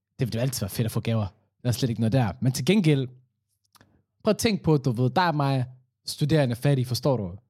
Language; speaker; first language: Danish; early bilingual, other home language; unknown